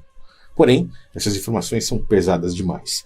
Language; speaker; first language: Portuguese; native; Portuguese